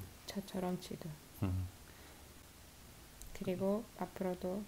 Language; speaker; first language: Korean; non-native, fluent; Russian